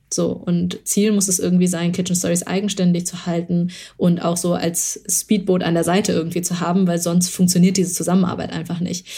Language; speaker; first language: German; early bilingual, other home language; Chinese